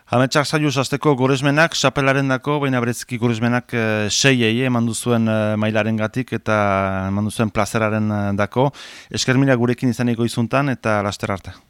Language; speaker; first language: Basque; native; Basque